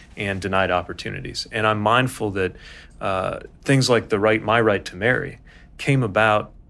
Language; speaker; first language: English; native; English